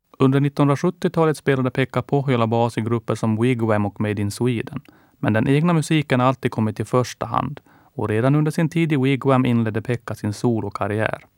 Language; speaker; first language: Swedish; native; Swedish